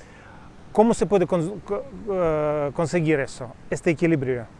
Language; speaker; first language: Spanish; non-native, fluent; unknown